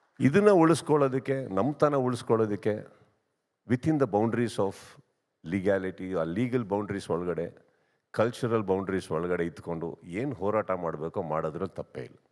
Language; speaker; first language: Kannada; native; Kannada